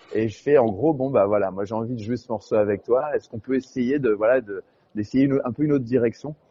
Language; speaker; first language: French; native; French